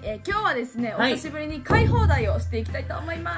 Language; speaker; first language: Japanese; native; Japanese